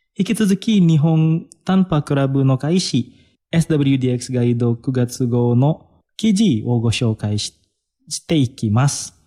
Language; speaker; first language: Japanese; non-native, fluent; Indonesian